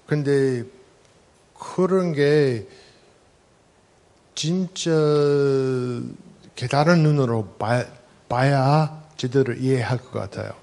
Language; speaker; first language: Korean; non-native, fluent; English